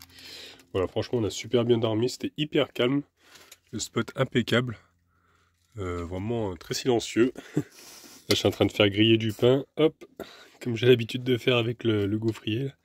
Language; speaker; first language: French; native; French